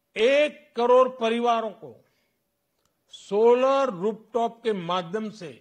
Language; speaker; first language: Hindi; non-native, local second language; Gujarati